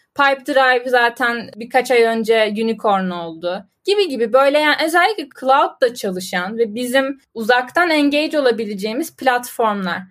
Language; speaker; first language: Turkish; native; Turkish